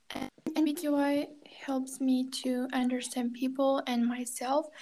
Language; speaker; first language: English; non-native, learner; Kazakh